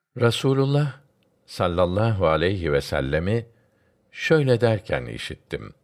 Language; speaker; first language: Turkish; native; Turkish